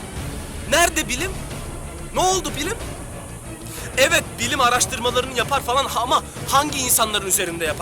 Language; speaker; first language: Turkish; native; Turkish